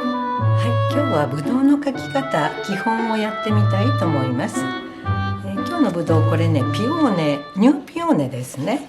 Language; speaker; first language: Japanese; native; Japanese